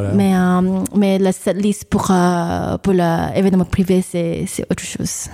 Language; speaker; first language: French; non-native, learner; English